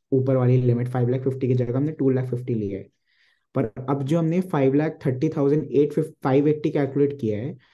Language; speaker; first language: Hindi; native; Hindi